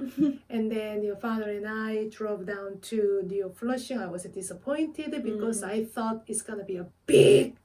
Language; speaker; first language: English; non-native, fluent; Korean